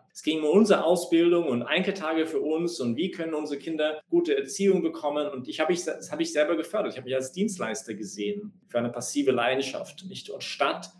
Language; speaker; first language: German; non-native, fluent; English